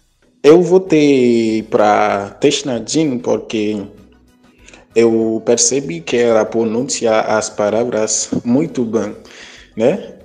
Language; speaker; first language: Portuguese; non-native, fluent; Haitian Creole